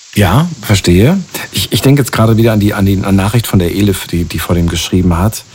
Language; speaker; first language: German; native; German